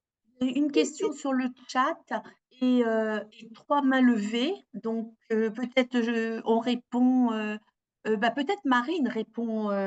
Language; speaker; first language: French; native; French